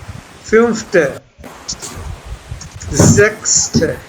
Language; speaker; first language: German; non-native, fluent; Hindi